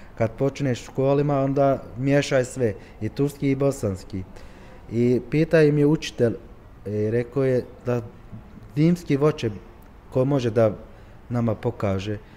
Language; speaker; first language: Croatian; early bilingual, heritage; Turkish